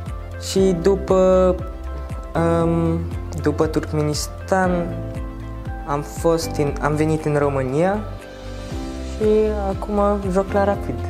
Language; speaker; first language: Romanian; non-native, learner; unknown